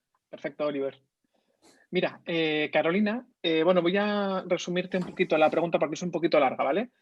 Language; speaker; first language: Spanish; native; Spanish